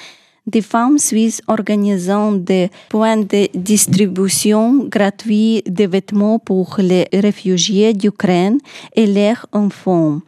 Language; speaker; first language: French; non-native, learner; Ukrainian